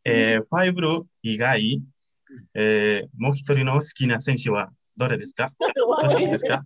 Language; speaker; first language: Japanese; non-native, learner; English